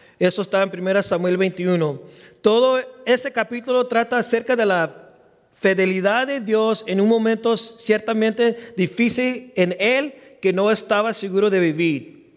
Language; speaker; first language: Spanish; early bilingual, heritage; Spanish